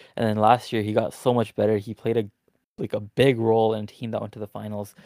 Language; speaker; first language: English; native; English